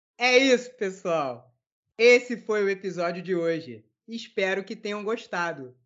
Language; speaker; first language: Portuguese; native; Portuguese